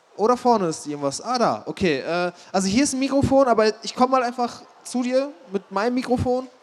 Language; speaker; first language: German; native; German